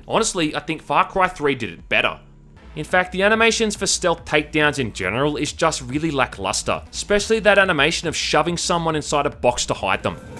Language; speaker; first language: English; native; English